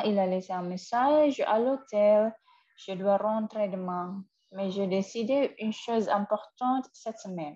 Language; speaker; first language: French; non-native, fluent; Indonesian